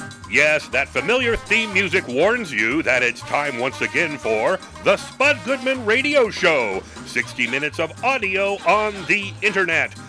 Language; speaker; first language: English; native; English